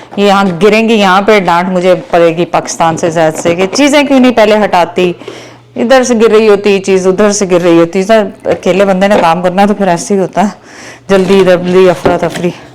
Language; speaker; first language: Urdu; native; Urdu